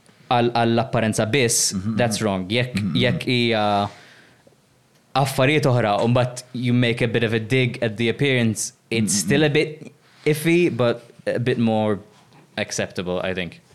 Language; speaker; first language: English; non-native, local second language; Maltese